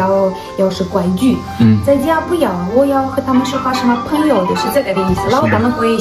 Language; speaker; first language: Chinese; non-native, learner; Ukrainian